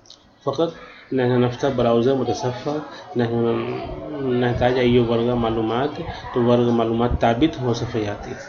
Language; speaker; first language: Arabic; non-native, learner; Urdu